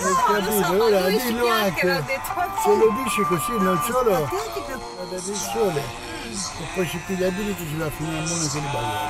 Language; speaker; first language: Italian; native; Italian